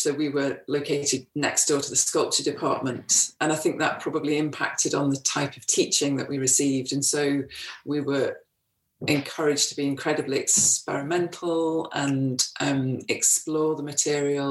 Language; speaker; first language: English; native; English